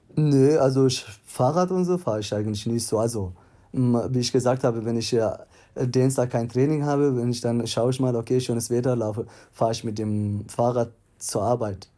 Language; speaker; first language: German; non-native, fluent; Tigrinya